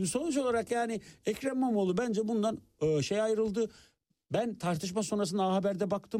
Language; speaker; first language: Turkish; native; Turkish